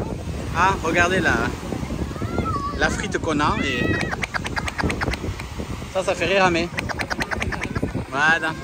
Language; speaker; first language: French; native; French